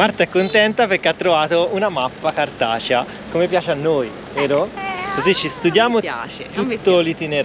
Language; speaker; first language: Italian; native; Italian